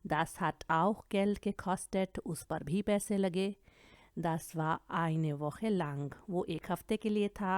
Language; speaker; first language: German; non-native, fluent; Urdu